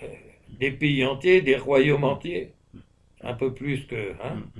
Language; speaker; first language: French; native; French